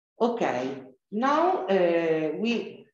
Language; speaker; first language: English; non-native, learner; Italian